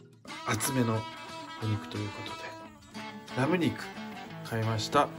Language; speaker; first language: Japanese; native; Japanese